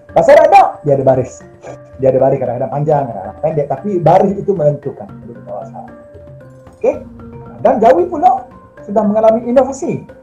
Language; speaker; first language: Malay; native; Malay